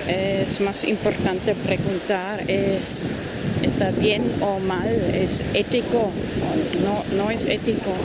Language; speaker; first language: Spanish; non-native, fluent; German